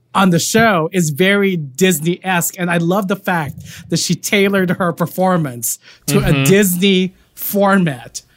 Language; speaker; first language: English; non-native, local second language; Filipino